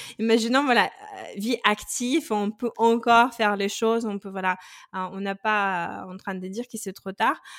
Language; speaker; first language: French; non-native, fluent; Russian